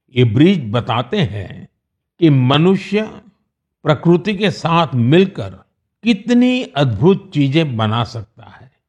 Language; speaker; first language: Hindi; non-native, local second language; Gujarati